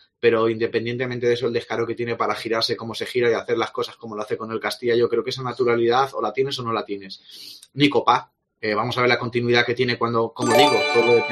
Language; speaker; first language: Spanish; native; Spanish